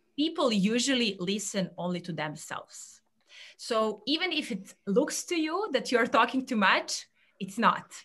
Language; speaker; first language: English; non-native, fluent; Serbian